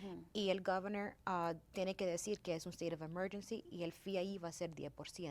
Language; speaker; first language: Spanish; early bilingual, heritage; Spanish